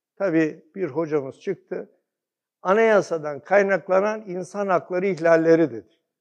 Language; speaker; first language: Turkish; early bilingual, heritage; Turkish